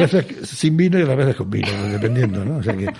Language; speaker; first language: Spanish; native; Spanish